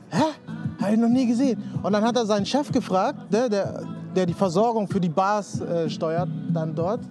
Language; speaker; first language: German; early bilingual, other home language; Spanish